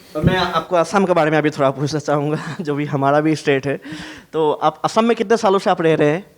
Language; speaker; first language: Hindi; non-native, local second language; Assamese